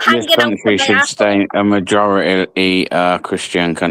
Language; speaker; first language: English; native; English